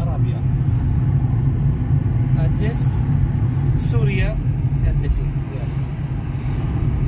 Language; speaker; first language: English; non-native, learner; Arabic